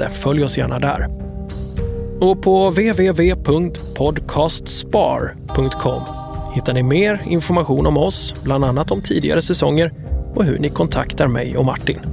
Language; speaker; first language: Swedish; native; Swedish